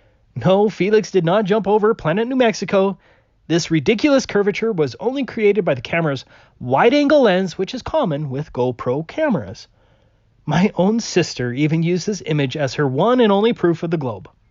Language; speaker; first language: English; native; English